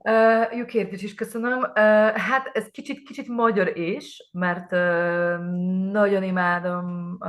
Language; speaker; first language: Hungarian; non-native, learner; Polish